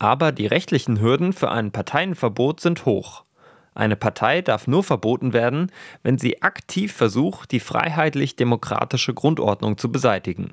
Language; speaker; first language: German; native; German